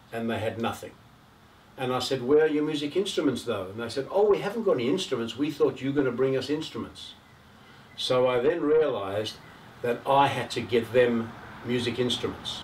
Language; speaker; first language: English; native; English